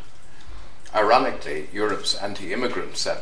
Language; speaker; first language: English; native; English